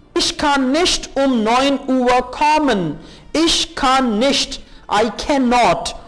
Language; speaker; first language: German; non-native, fluent; Urdu